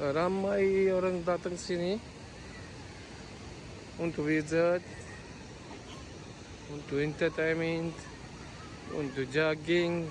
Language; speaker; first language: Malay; non-native, learner; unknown